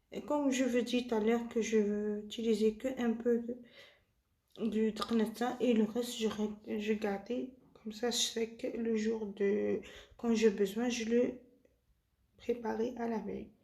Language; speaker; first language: French; non-native, local second language; Arabic